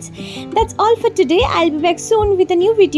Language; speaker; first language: English; non-native, local second language; Bangla